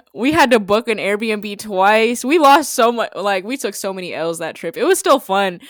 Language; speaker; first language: English; native; English